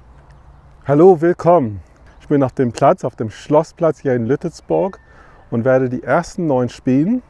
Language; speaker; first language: German; non-native, fluent; English